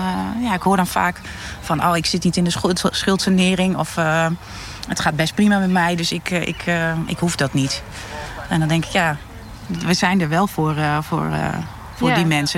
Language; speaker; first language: Dutch; native; Dutch